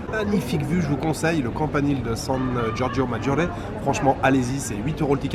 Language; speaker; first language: French; native; French